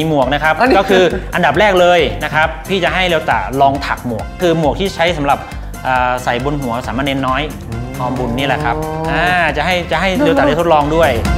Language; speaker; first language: Thai; native; Thai